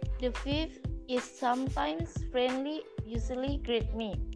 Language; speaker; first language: English; non-native, learner; Indonesian